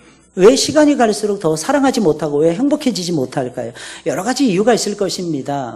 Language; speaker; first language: Korean; native; Korean